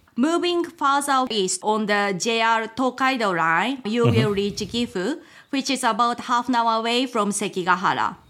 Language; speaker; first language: English; non-native, fluent; Japanese